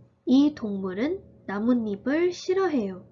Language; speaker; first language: Korean; early bilingual, heritage; Korean